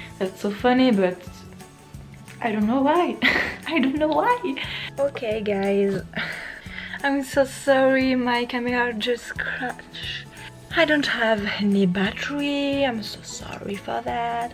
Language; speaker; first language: English; non-native, learner; French